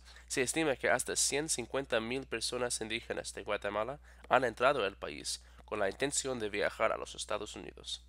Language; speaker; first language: Spanish; non-native, fluent; English